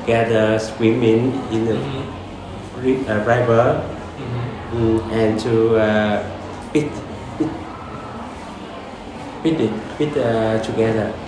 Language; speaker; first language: English; non-native, learner; Vietnamese